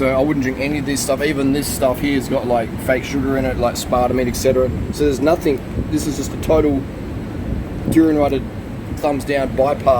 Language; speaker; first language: English; native; English